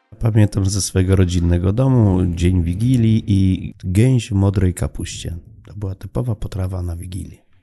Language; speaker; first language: Polish; native; Polish